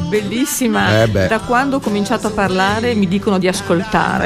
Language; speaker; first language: Italian; native; Italian